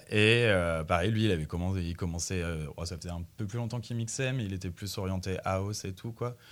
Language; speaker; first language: French; native; French